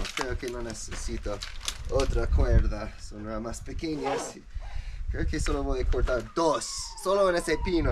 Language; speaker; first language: Spanish; non-native, learner; English